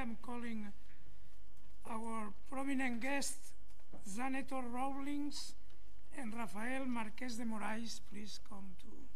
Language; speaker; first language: English; non-native, fluent; Spanish